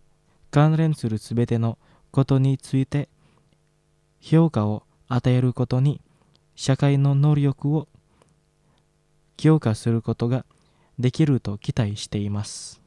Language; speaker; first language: Japanese; non-native, fluent; Indonesian